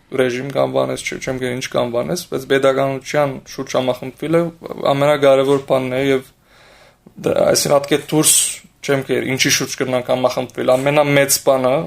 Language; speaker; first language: Armenian; early bilingual, heritage; Armenian